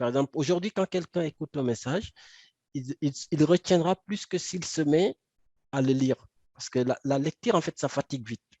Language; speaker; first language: French; non-native, local second language; Wolof